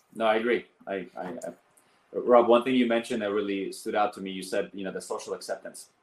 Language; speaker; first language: English; early bilingual, other home language; Armenian